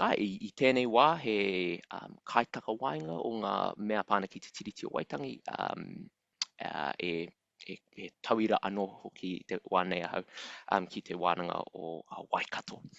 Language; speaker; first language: Māori; non-native, local second language; English